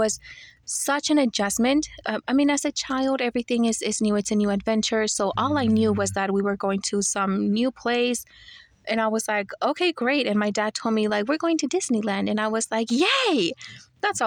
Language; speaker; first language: English; early bilingual, other home language; Spanish